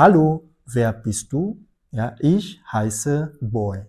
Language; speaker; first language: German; non-native, fluent; Indonesian